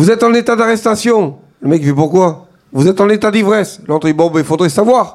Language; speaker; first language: French; native; French